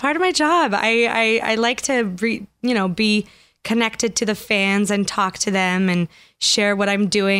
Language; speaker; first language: English; non-native, fluent; French